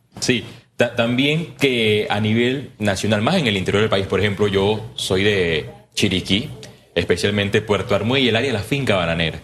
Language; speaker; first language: Spanish; native; Spanish